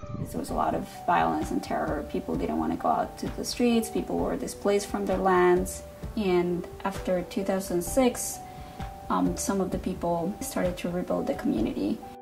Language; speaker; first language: English; non-native, fluent; Spanish